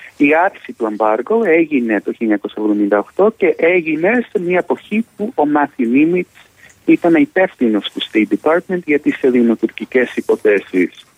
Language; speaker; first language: Greek; early bilingual, heritage; Greek